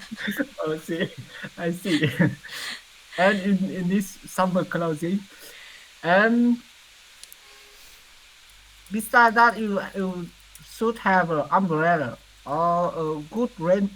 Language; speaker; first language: English; non-native, learner; Vietnamese